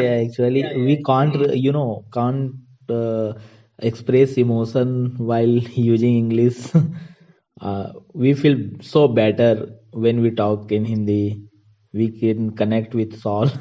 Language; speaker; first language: English; non-native, learner; Hindi